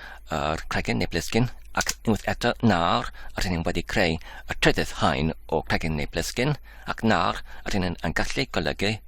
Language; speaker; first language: Welsh; non-native, learner; English